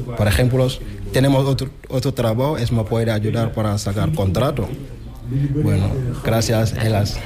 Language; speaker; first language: Spanish; non-native, learner; Wolof